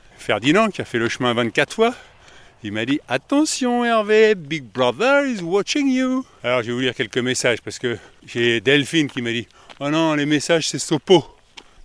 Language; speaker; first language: French; native; French